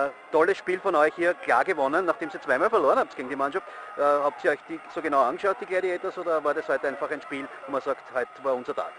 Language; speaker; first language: German; native; German